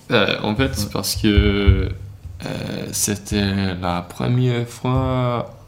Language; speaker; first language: French; non-native, learner; Swedish